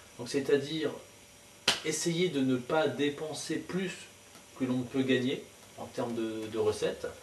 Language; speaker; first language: French; native; French